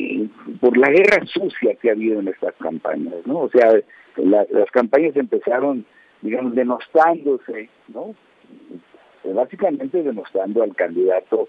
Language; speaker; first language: Spanish; native; Spanish